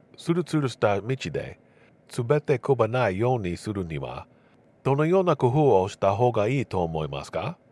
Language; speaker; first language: Japanese; non-native, learner; English